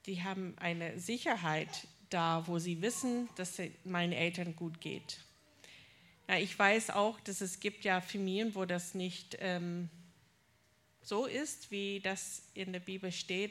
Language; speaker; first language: German; non-native, fluent; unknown